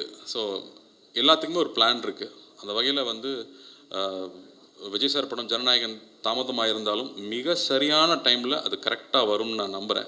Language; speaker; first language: Tamil; native; Tamil